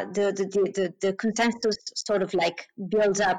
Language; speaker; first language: English; non-native, fluent; Spanish